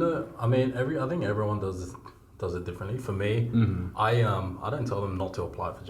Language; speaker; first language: English; native; English